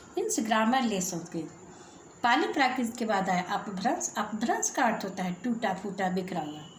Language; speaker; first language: Hindi; native; Hindi